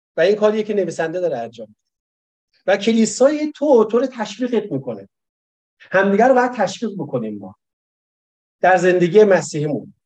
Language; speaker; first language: Persian; native; Persian